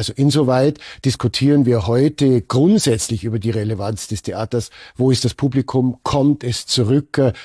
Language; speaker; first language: German; native; German